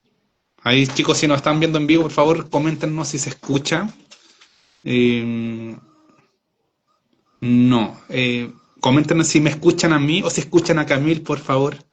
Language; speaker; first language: Spanish; native; Spanish